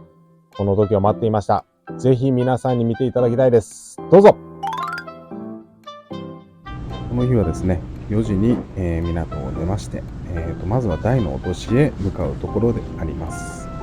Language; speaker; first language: Japanese; native; Japanese